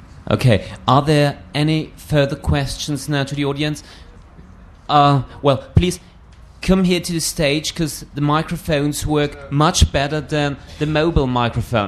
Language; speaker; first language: English; non-native, fluent; German